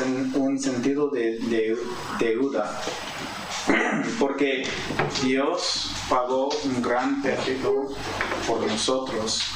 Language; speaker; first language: Spanish; non-native, fluent; English